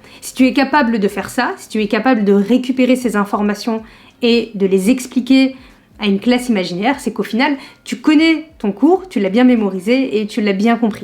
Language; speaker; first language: French; native; French